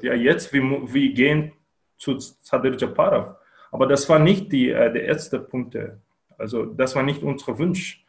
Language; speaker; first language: German; non-native, learner; Kyrgyz